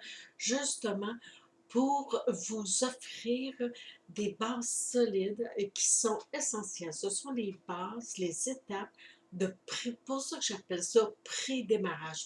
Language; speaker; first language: French; native; French